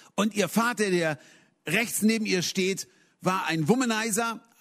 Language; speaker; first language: German; native; German